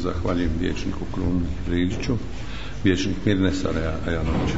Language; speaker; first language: Croatian; native; Croatian